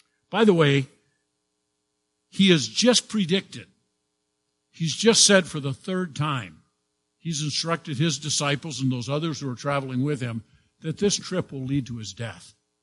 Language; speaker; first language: English; native; English